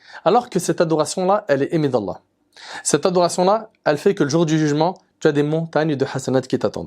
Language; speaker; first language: French; native; French